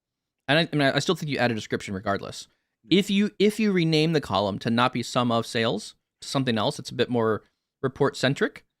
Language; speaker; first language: English; native; English